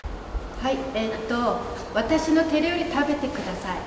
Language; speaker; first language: Japanese; non-native, learner; Indonesian